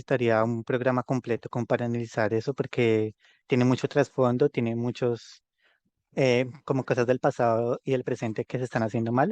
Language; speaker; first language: Spanish; native; Spanish